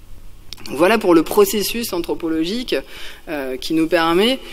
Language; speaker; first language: French; native; French